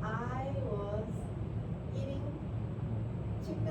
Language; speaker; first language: English; non-native, learner; Korean